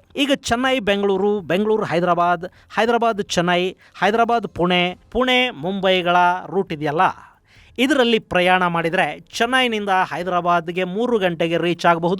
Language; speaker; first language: Kannada; native; Kannada